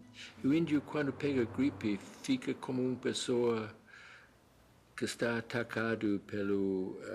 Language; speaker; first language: Portuguese; non-native, fluent; English